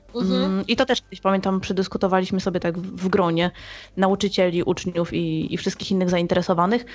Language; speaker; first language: Polish; native; Polish